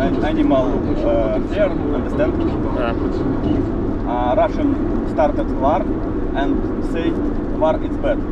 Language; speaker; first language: English; non-native, learner; Russian